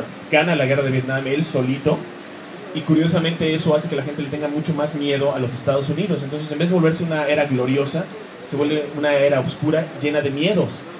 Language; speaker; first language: Spanish; native; Spanish